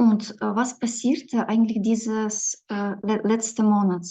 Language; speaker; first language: German; non-native, fluent; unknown